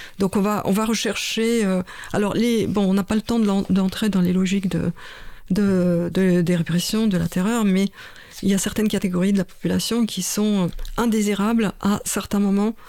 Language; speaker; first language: French; non-native, fluent; Russian